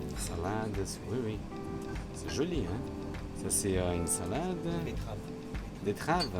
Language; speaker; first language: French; non-native, learner; Portuguese